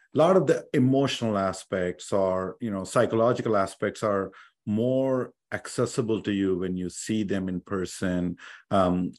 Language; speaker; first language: English; non-native, local second language; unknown